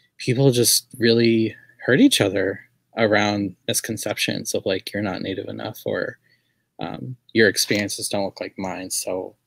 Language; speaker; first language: English; native; English